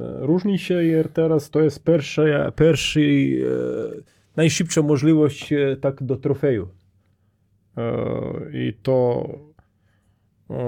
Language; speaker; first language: Polish; non-native, learner; Croatian